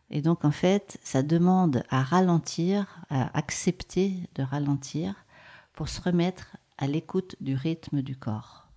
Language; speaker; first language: French; native; French